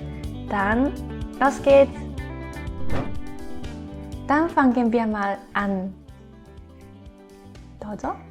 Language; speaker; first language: German; non-native, fluent; Japanese